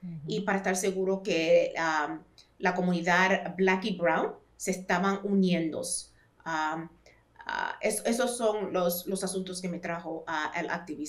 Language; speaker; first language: Spanish; early bilingual, heritage; Spanish